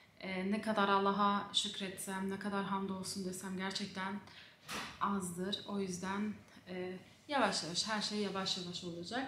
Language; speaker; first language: Turkish; native; Turkish